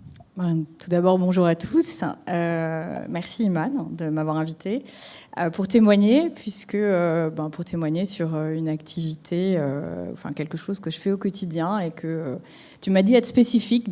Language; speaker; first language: French; native; French